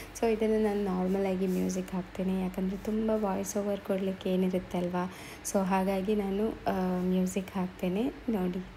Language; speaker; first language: Kannada; non-native, local second language; Tulu